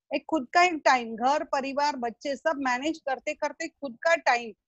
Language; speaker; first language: Hindi; non-native, local second language; Gujarati